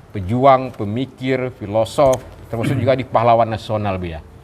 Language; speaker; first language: Indonesian; non-native, local second language; Minangkabau